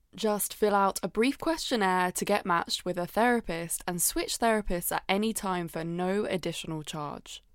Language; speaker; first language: English; native; English